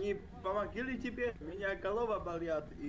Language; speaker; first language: Russian; non-native, learner; Czech